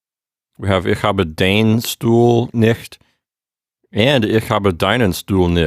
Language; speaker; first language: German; non-native, learner; English